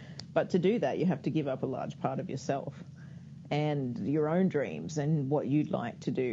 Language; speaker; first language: English; native; English